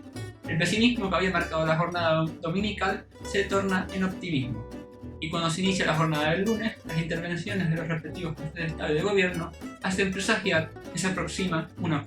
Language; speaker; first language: Spanish; native; Spanish